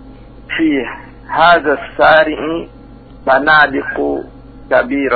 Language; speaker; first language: Arabic; non-native, learner; Indonesian